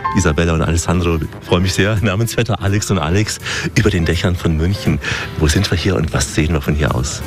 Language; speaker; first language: German; native; German